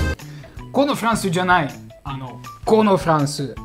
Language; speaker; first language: Japanese; non-native, fluent; Hungarian